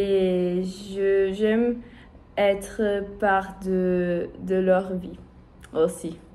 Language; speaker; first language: French; non-native, learner; Portuguese